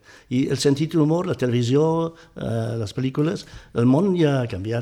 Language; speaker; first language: Catalan; non-native, fluent; English